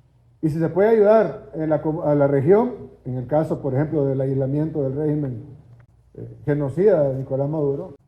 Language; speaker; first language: Spanish; native; Spanish